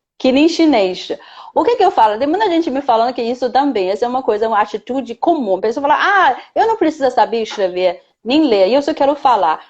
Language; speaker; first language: Portuguese; non-native, fluent; Chinese